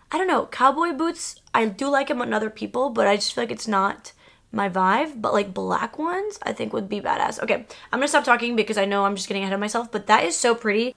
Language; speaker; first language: English; early bilingual, other home language; Spanish